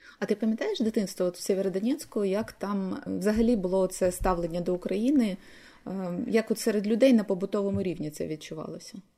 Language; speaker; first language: Ukrainian; native; Ukrainian